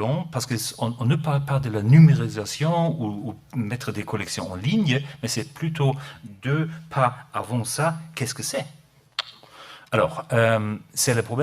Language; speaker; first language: French; non-native, learner; German